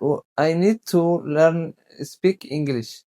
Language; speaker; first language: English; non-native, learner; Tigrinya